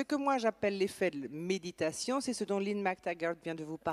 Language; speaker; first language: French; native; French